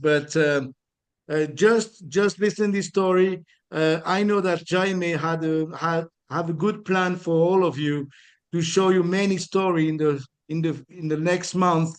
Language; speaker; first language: English; non-native, fluent; French